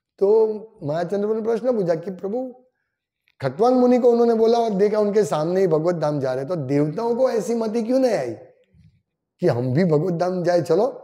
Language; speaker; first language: Hindi; non-native, local second language; Gujarati